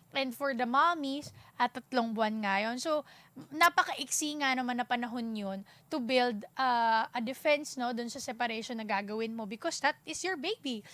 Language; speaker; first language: Filipino; non-native, local second language; Cebuano